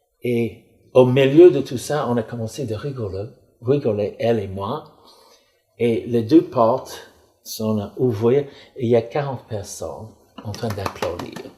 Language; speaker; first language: French; non-native, fluent; English